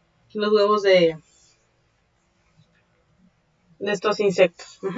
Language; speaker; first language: Spanish; native; Spanish